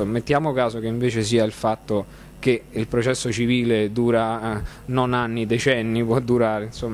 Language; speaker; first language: Italian; native; Italian